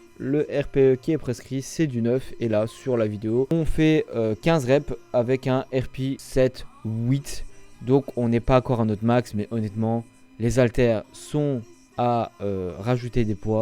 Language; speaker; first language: French; native; French